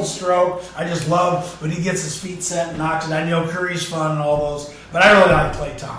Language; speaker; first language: English; native; English